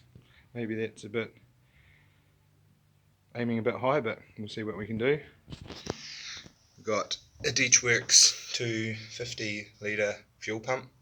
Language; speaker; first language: English; native; English